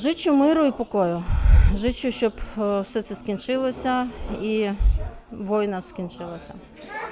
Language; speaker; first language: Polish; non-native, learner; Ukrainian